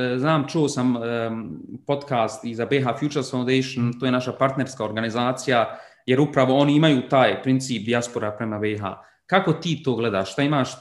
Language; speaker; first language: Croatian; early bilingual, heritage; Bosnian